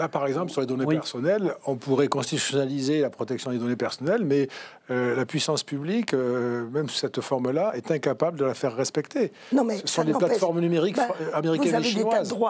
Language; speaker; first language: French; native; French